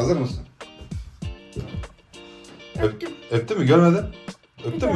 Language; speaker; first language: Turkish; early bilingual, heritage; Turkish